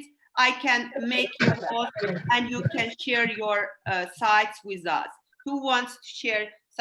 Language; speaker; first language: English; non-native, fluent; Azerbaijani